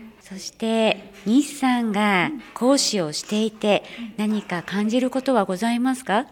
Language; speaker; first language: Japanese; native; Japanese